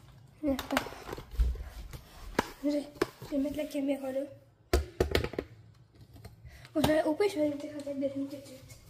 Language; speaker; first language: French; native; French